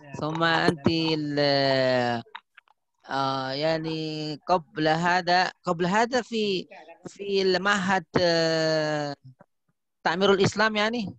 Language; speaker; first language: Arabic; non-native, fluent; Indonesian